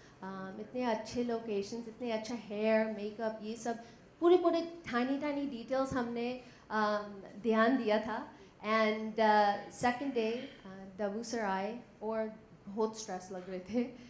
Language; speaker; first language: Hindi; non-native, learner; English